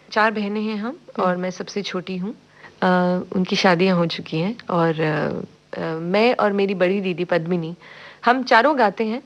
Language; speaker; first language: Hindi; non-native, local second language; Tamil